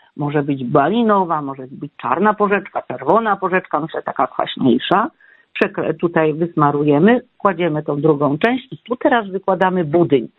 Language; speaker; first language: Polish; native; Polish